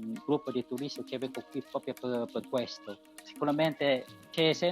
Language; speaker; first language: Italian; non-native, learner; Thai